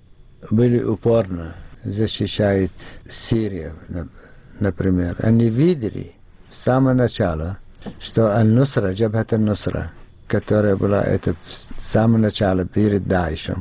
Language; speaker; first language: Russian; non-native, fluent; Arabic